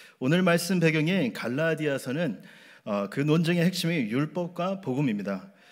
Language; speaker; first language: Korean; native; Korean